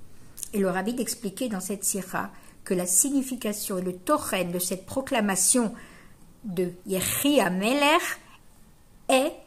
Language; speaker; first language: French; native; French